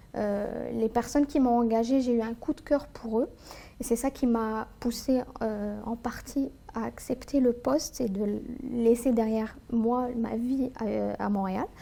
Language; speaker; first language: French; non-native, local second language; Arabic